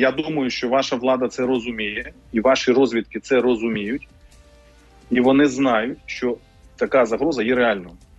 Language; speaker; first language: Ukrainian; native; Ukrainian